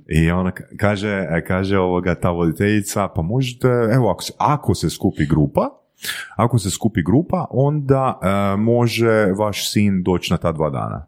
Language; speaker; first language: Croatian; native; Croatian